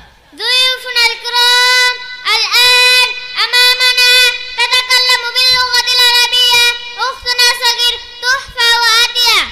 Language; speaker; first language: Arabic; non-native, learner; Bangla